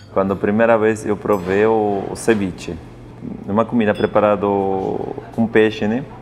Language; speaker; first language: Portuguese; non-native, fluent; Spanish